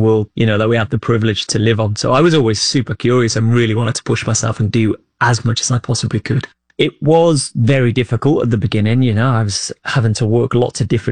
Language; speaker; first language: English; native; English